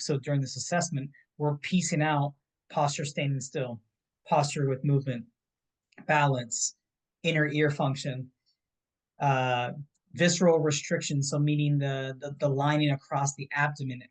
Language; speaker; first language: English; native; English